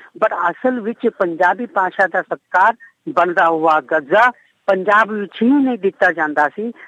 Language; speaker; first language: Punjabi; non-native, fluent; Kannada